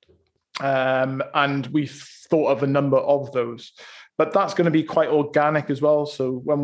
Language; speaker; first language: English; native; English